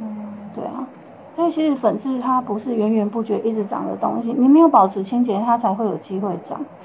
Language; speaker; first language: Chinese; native; Chinese